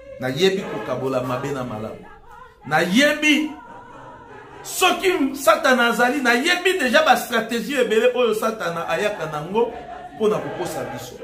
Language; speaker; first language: Lingala; native; Lingala